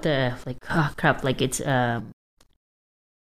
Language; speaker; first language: English; non-native, local second language; Filipino